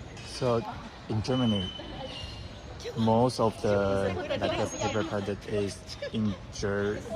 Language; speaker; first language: English; non-native, learner; Chinese